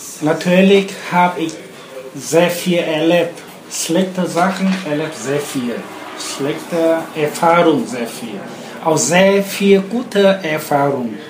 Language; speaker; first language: German; non-native, learner; Vietnamese